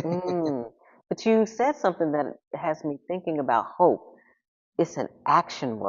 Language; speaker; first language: English; native; English